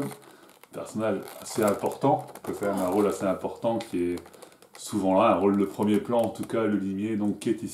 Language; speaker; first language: French; native; French